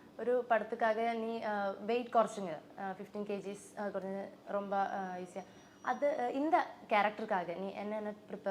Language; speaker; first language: Tamil; non-native, learner; Malayalam